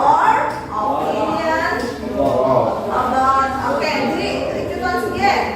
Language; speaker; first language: English; non-native, fluent; Indonesian